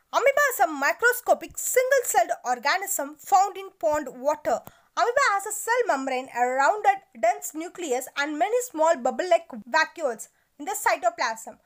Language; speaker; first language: English; non-native, local second language; Tamil